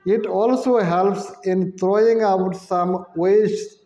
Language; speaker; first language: English; non-native, local second language; Bangla